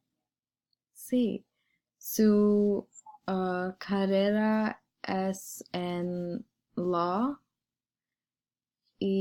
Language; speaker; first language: Spanish; non-native, learner; English